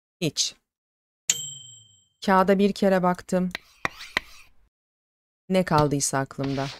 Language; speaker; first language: Turkish; native; Turkish